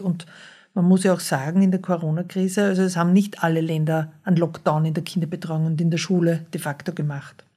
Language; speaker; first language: German; native; German